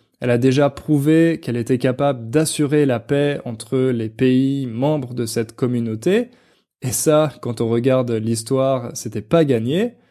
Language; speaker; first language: French; native; French